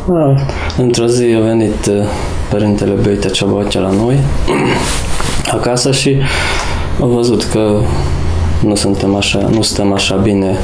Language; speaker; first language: Romanian; non-native, local second language; Hungarian